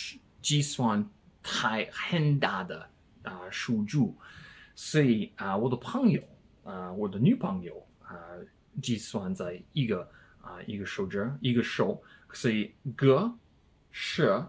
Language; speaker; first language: Chinese; non-native, learner; English